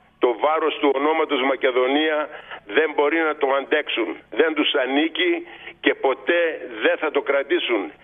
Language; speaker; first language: Greek; native; Greek